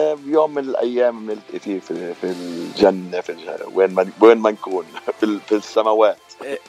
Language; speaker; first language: Arabic; native; Arabic